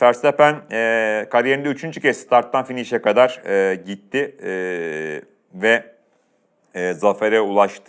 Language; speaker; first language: Turkish; native; Turkish